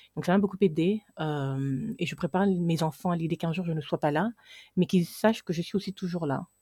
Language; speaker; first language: French; non-native, local second language; Fang